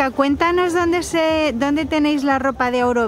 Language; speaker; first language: Spanish; native; Spanish